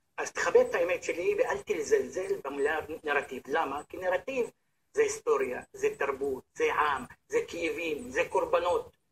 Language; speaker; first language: Hebrew; non-native, local second language; Arabic